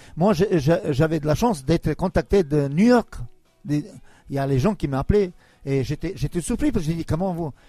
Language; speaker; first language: French; non-native, fluent; Albanian